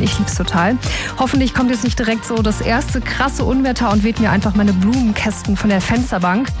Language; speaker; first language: German; native; German